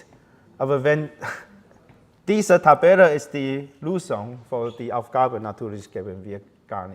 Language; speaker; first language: German; non-native, learner; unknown